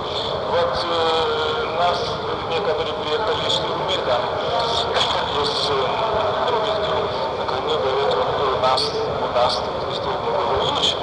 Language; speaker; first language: Russian; non-native, fluent; Lithuanian